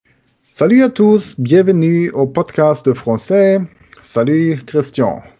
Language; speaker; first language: French; non-native, learner; German